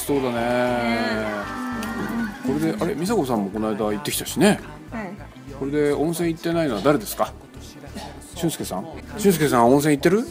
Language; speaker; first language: Japanese; native; Japanese